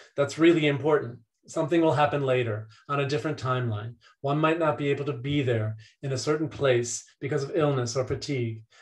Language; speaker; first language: English; native; English